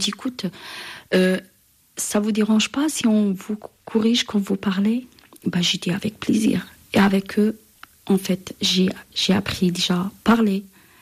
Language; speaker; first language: French; non-native, local second language; Arabic